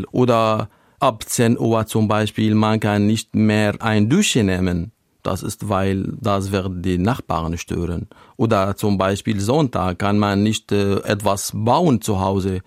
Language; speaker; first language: German; non-native, fluent; Arabic